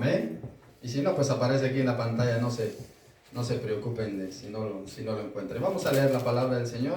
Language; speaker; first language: Spanish; native; Spanish